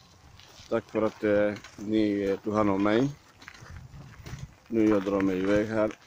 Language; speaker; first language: Swedish; non-native, learner; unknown